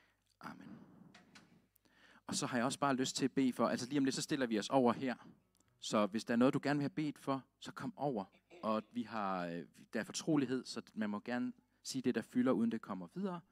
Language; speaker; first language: Danish; native; Danish